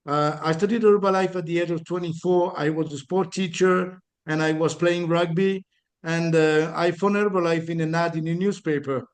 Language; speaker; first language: English; non-native, fluent; French